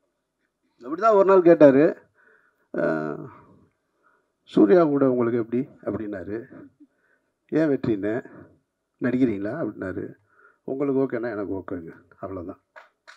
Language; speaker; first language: Tamil; native; Tamil